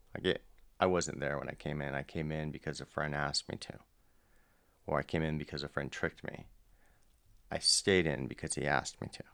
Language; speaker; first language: English; native; English